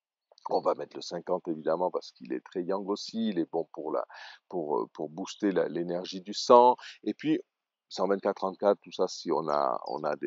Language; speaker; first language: French; native; French